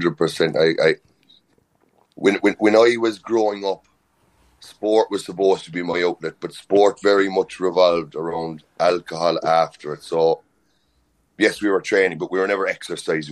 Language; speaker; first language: English; native; English